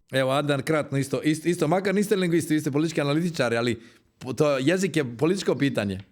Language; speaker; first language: Croatian; native; Croatian